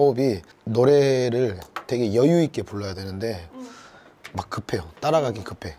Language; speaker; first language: Korean; native; Korean